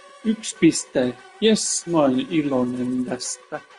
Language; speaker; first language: Finnish; non-native, learner; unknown